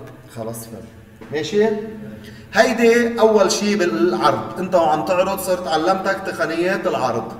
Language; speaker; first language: Arabic; native; Arabic